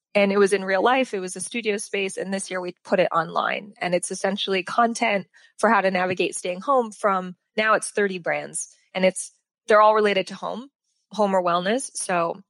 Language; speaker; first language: English; native; English